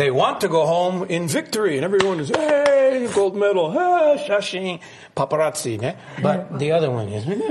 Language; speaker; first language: English; native; English